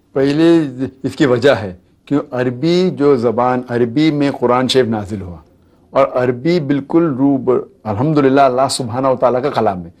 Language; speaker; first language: Urdu; non-native, local second language; Konkani